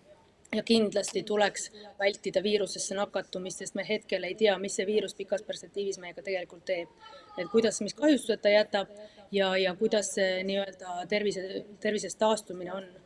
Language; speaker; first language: Estonian; native; Estonian